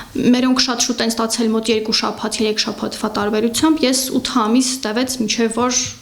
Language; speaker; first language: Armenian; native; Armenian